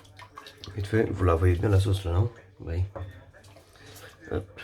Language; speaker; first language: French; native; French